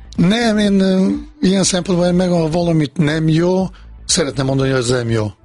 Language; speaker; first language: Hungarian; non-native, fluent; Bosnian